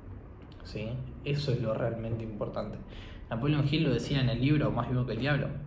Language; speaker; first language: Spanish; native; Spanish